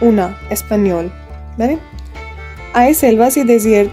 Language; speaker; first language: Spanish; non-native, fluent; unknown